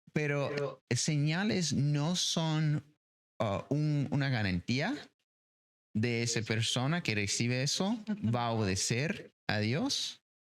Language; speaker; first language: Spanish; non-native, fluent; English